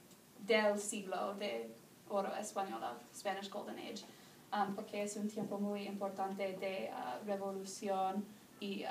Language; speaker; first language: Spanish; non-native, learner; English